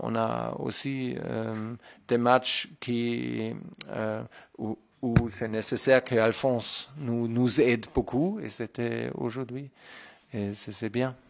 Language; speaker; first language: French; non-native, fluent; German